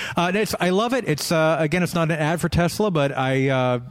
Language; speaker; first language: English; native; English